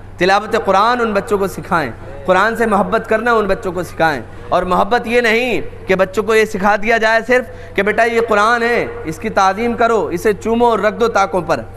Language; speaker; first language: Urdu; native; Urdu